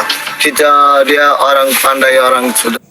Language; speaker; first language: Indonesian; non-native, learner; Rohingya